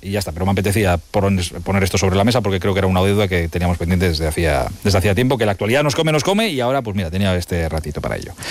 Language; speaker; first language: Spanish; native; Spanish